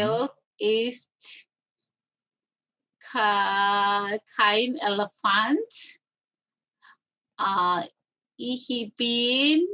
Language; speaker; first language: German; non-native, learner; Korean